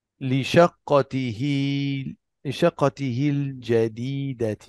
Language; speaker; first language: Arabic; non-native, learner; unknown